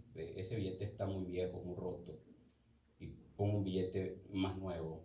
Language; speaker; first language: Spanish; native; Spanish